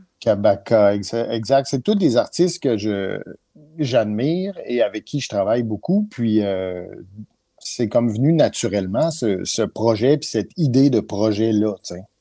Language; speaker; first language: French; native; French